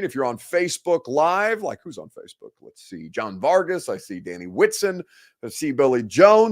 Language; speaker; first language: English; native; English